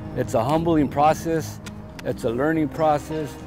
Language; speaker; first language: English; native; English